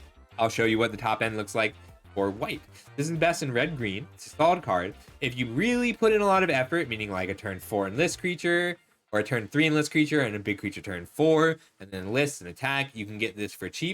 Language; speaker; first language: English; native; English